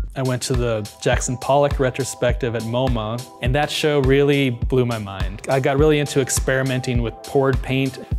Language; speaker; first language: English; native; English